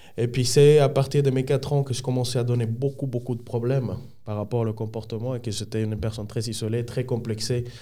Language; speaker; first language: French; non-native, fluent; Spanish